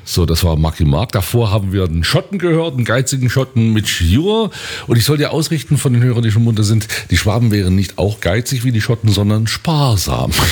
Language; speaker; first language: German; native; German